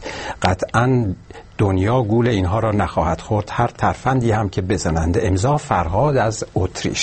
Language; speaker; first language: Persian; native; Persian